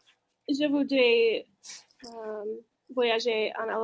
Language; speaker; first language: French; non-native, learner; English